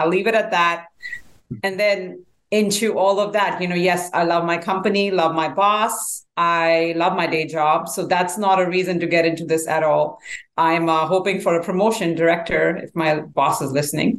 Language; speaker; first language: English; non-native, local second language; Hindi